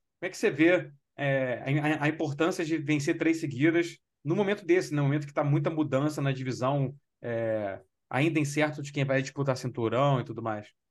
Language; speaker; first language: Portuguese; native; Portuguese